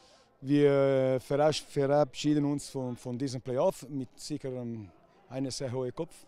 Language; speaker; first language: German; non-native, local second language; Italian